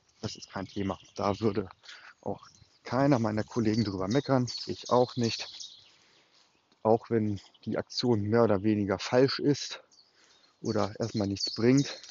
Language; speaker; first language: German; native; German